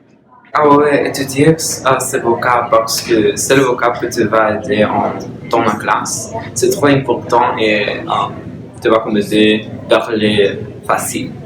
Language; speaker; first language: French; non-native, learner; English